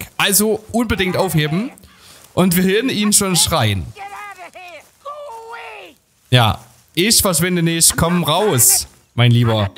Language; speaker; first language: German; native; German